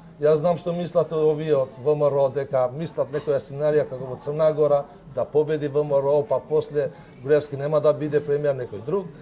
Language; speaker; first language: Macedonian; non-native, local second language; Albanian